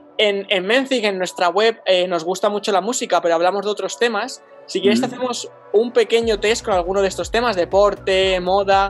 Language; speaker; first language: Spanish; native; Spanish